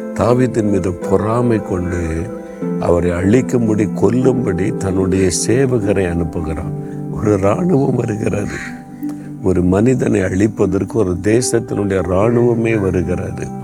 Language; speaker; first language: Tamil; native; Tamil